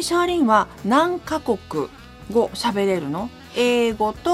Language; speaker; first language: Japanese; native; Japanese